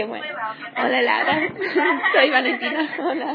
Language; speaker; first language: Spanish; non-native, learner; English